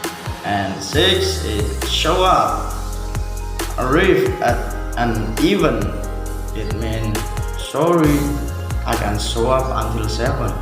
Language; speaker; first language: English; non-native, learner; Indonesian